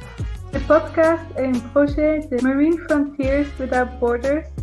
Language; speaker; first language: French; non-native, learner; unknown